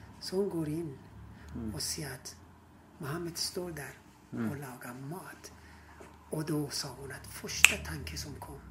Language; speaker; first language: Swedish; non-native, fluent; Persian